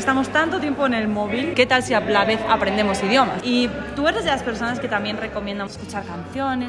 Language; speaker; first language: Spanish; native; Spanish